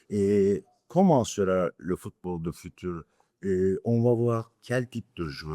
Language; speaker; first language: French; non-native, fluent; Turkish